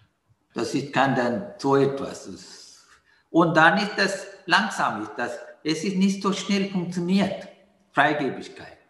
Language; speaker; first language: German; non-native, fluent; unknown